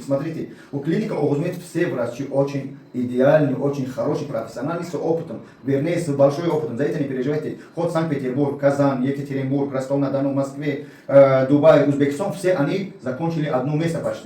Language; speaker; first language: Russian; non-native, learner; Tajik